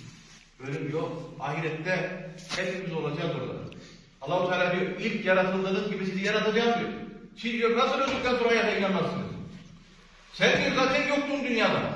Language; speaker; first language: Turkish; native; Turkish